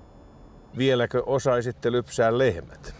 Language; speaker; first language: Finnish; native; Finnish